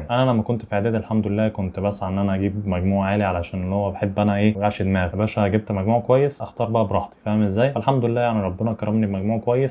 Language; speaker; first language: Arabic; native; Arabic